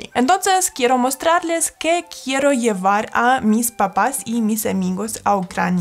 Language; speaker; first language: Spanish; non-native, fluent; Russian